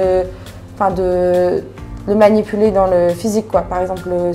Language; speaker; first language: French; native; French